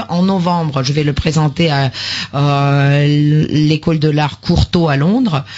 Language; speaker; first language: French; non-native, fluent; Russian